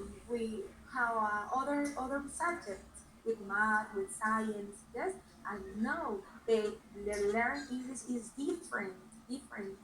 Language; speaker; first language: English; non-native, learner; Spanish